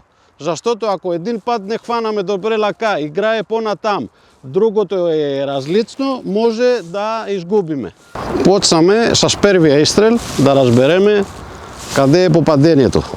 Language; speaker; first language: Bulgarian; non-native, fluent; Macedonian